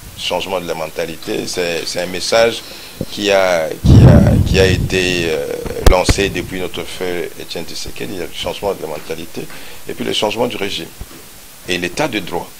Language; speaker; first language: French; non-native, local second language; Lingala